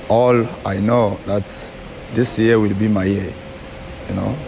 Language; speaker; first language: English; non-native, fluent; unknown